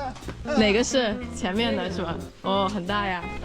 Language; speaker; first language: Chinese; non-native, fluent; English